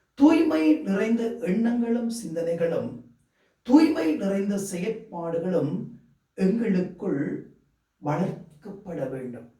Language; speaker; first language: Tamil; native; Tamil